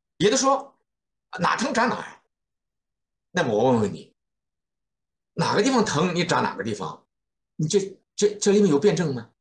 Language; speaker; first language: Chinese; native; Chinese